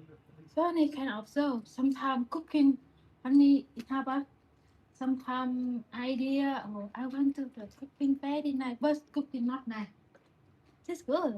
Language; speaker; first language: English; non-native, learner; Vietnamese